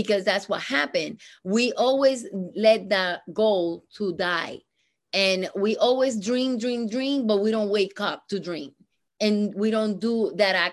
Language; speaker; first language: English; non-native, fluent; Spanish